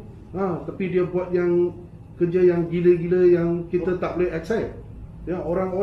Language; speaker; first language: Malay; non-native, local second language; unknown